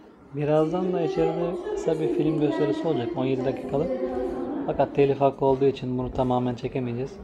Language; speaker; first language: Turkish; native; Turkish